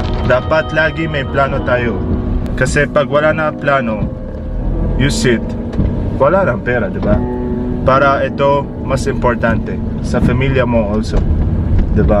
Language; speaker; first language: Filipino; non-native, learner; Arabic